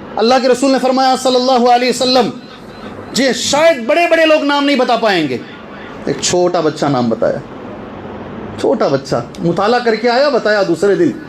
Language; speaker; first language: Urdu; native; Urdu